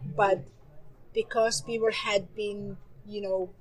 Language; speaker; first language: English; non-native, fluent; Somali